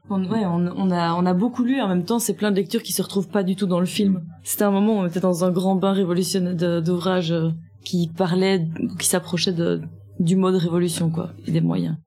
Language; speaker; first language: French; native; French